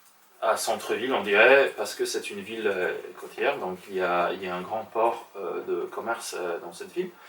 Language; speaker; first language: French; non-native, fluent; Polish